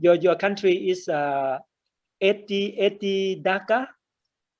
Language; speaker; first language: English; non-native, learner; Thai